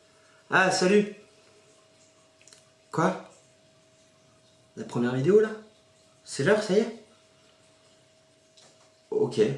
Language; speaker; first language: French; native; French